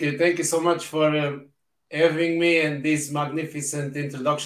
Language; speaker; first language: English; non-native, fluent; Portuguese